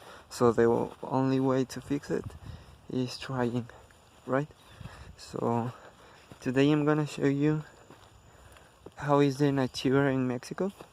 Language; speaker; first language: English; non-native, learner; Spanish